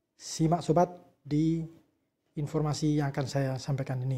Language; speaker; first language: Indonesian; non-native, local second language; Javanese